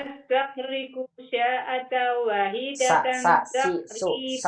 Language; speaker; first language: Arabic; non-native, learner; Indonesian